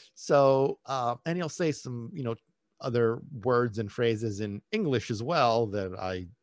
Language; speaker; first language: English; early bilingual, other home language; Italian